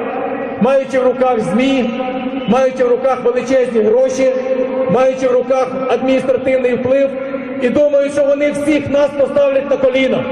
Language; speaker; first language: Ukrainian; native; Ukrainian